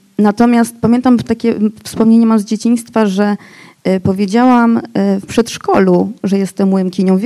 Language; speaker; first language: Polish; non-native, local second language; Rusyn